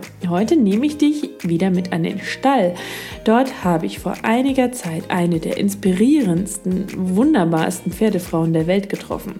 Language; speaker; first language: German; native; German